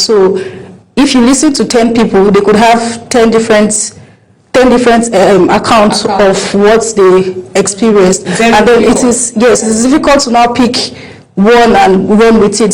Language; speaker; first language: English; non-native, local second language; Yoruba